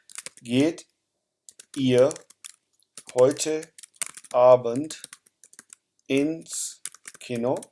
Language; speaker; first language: German; non-native, fluent; Urdu